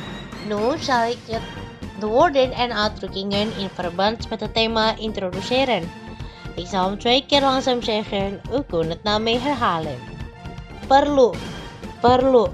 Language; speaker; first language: Dutch; non-native, fluent; Indonesian